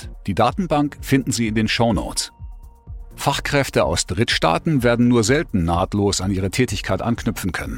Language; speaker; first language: German; native; German